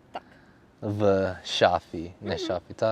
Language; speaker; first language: Ukrainian; non-native, learner; English